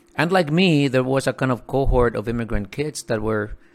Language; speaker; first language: English; early bilingual, other home language; Spanish